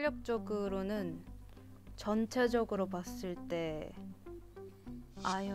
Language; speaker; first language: Korean; native; Korean